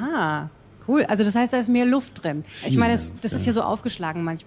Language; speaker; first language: German; native; German